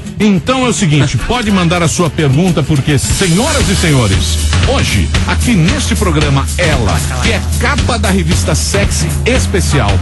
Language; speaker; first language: Portuguese; native; Portuguese